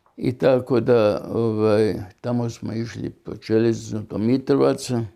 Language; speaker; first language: Bosnian; non-native, local second language; German